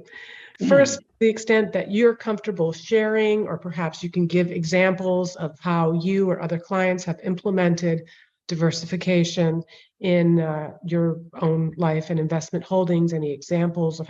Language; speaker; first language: English; native; English